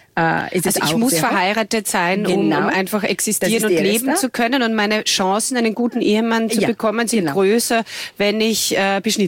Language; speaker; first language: German; native; German